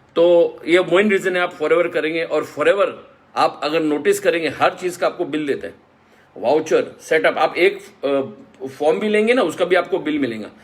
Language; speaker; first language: Hindi; non-native, local second language; Marathi